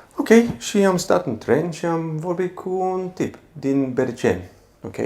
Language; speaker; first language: Romanian; non-native, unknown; English